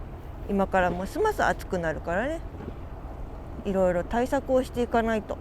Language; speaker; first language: Japanese; native; Japanese